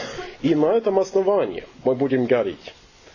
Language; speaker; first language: Russian; non-native, fluent; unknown